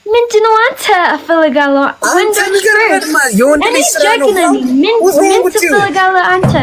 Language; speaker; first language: Amharic; early bilingual, heritage; Amharic